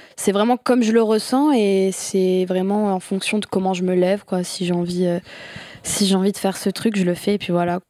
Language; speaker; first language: French; native; French